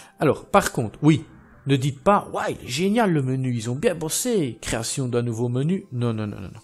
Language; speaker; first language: French; native; French